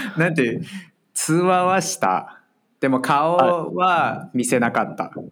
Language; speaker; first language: Japanese; non-native, fluent; Chinese